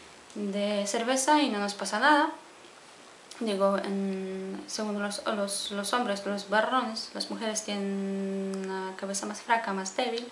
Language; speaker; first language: Spanish; non-native, fluent; Polish